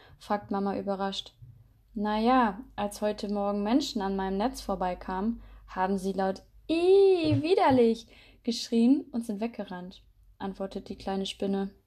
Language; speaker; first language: German; native; German